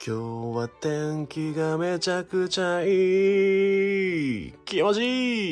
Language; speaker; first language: Japanese; native; Japanese